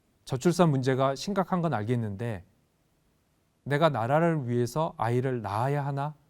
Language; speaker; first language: Korean; native; Korean